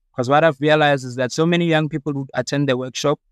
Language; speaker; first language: English; non-native, local second language; Southern Sotho